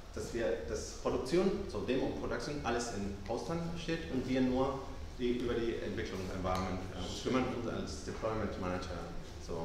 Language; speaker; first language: German; non-native, fluent; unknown